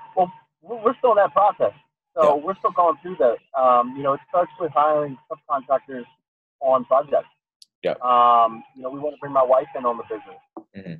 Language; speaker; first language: English; native; English